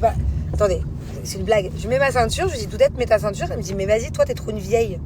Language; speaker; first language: French; native; French